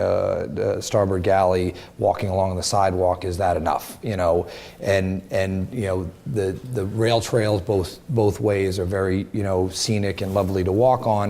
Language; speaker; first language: English; native; English